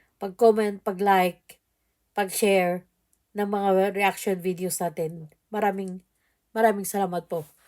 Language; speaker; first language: Filipino; native; Filipino